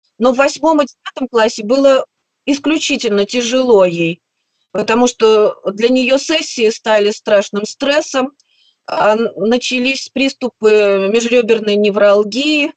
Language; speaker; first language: Russian; native; Russian